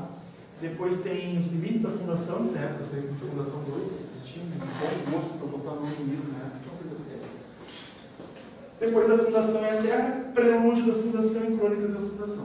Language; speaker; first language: Portuguese; native; Portuguese